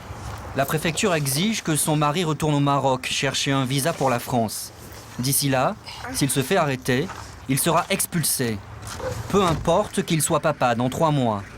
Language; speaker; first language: French; native; French